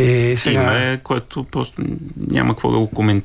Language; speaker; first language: Bulgarian; native; Bulgarian